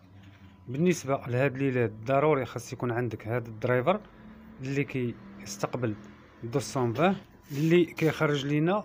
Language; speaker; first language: Arabic; native; Arabic